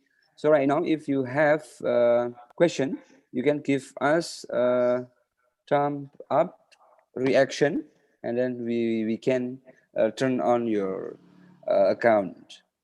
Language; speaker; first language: English; non-native, fluent; Indonesian